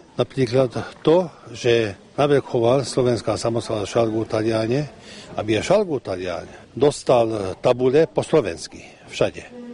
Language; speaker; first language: Slovak; early bilingual, heritage; Slovak